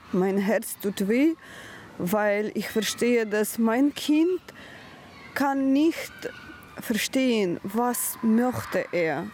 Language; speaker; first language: German; non-native, learner; Ukrainian